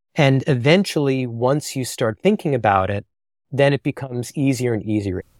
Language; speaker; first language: English; native; English